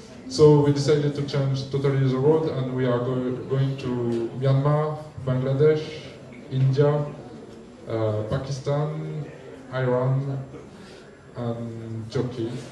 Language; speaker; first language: English; non-native, learner; French